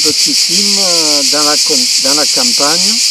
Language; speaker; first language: French; native; French